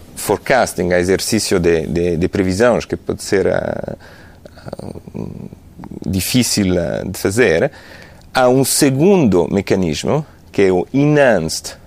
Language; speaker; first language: Portuguese; non-native, fluent; Italian